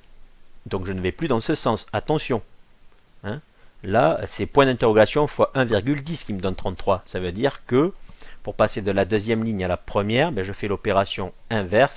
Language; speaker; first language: French; native; French